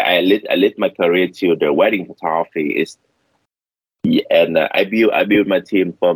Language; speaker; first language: English; non-native, learner; Vietnamese